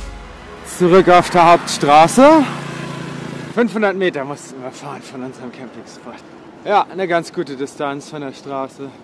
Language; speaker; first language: German; native; German